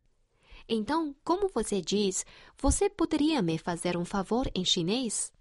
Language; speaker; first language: Portuguese; non-native, fluent; Chinese